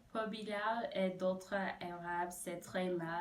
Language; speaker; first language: French; non-native, learner; English